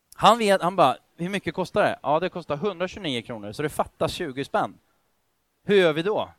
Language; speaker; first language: Swedish; native; Swedish